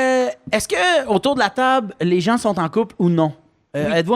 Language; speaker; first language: French; native; French